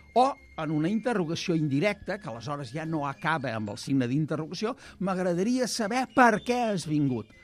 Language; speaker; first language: Catalan; native; Catalan